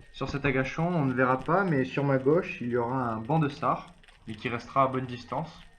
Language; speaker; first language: French; native; French